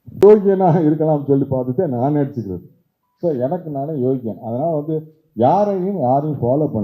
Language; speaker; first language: Tamil; native; Tamil